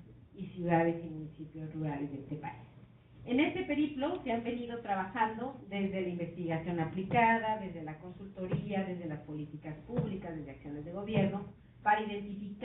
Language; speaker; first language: Spanish; native; Spanish